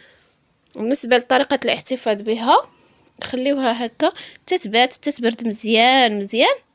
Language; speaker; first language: Arabic; native; Arabic